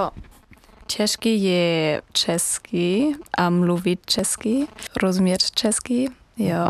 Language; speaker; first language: Czech; non-native, learner; German